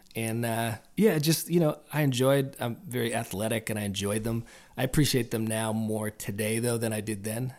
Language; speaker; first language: English; native; English